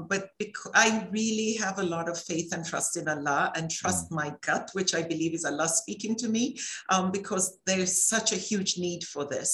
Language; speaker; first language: English; native; English